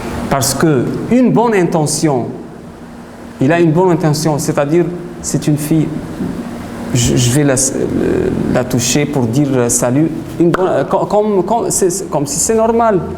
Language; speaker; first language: French; non-native, fluent; Arabic